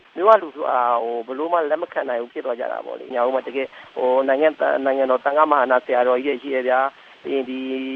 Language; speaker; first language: Burmese; native; Burmese